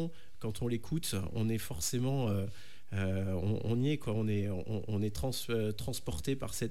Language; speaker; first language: French; native; French